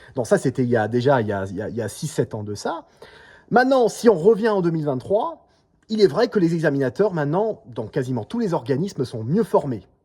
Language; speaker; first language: French; non-native, fluent; English